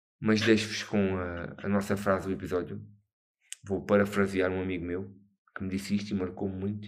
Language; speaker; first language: Portuguese; native; Portuguese